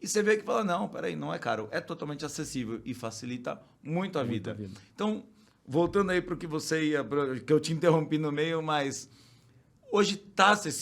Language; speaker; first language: Portuguese; native; Portuguese